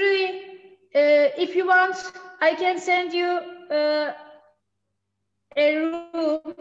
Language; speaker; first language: English; non-native, learner; Turkish